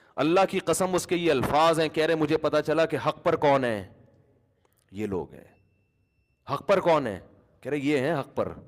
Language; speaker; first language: Urdu; native; Urdu